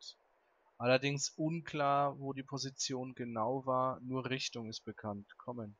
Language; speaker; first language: German; native; German